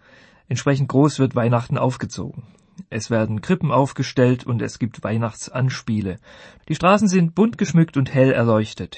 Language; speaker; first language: German; native; German